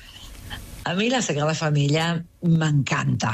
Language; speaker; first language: Catalan; non-native, fluent; Italian